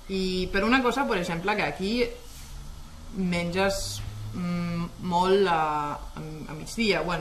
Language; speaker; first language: Catalan; non-native, fluent; Swedish